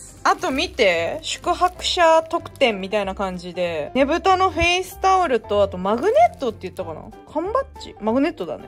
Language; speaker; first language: Japanese; native; Japanese